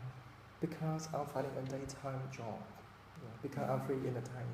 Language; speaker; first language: English; non-native, fluent; Vietnamese